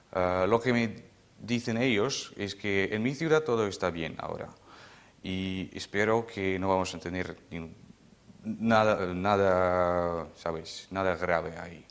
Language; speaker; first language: Spanish; non-native, fluent; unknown